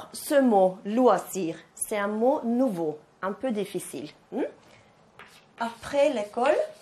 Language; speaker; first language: French; non-native, fluent; Norwegian